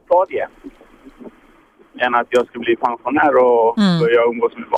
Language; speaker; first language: Swedish; early bilingual, other home language; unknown